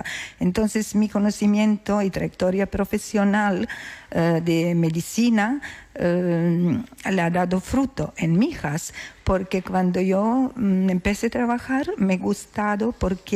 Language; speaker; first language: Spanish; non-native, learner; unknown